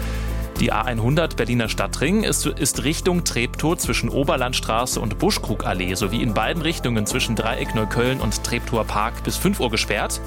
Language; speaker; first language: German; native; German